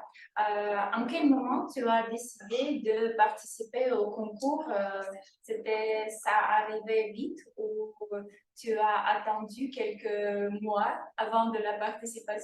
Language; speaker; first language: French; non-native, fluent; Russian